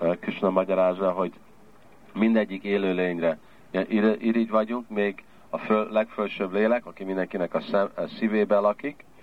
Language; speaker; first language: Hungarian; early bilingual, heritage; Hungarian